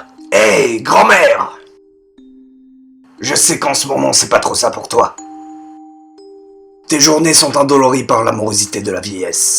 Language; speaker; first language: French; native; French